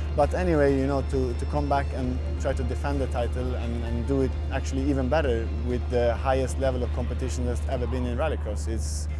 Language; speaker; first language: English; non-native, fluent; Swedish